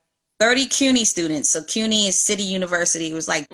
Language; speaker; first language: English; native; English